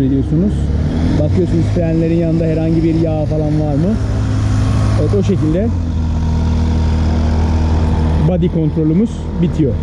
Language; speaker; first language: Turkish; native; Turkish